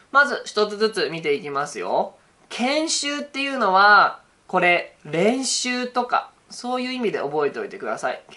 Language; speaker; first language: Japanese; native; Japanese